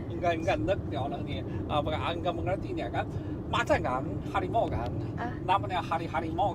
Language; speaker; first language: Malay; non-native, fluent; Chinese